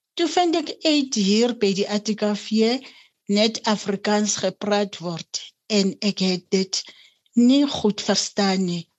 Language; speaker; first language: Afrikaans; non-native, local second language; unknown